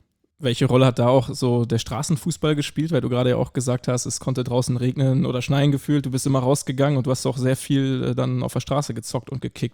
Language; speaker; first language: German; native; German